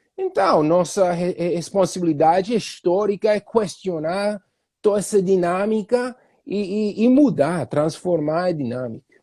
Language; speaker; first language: Portuguese; non-native, fluent; English